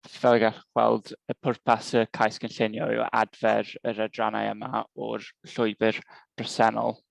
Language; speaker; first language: Welsh; native; Welsh